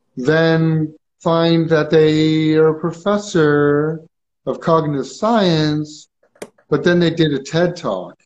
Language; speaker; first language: English; early bilingual, other home language; Greek